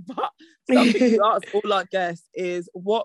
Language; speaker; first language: English; native; English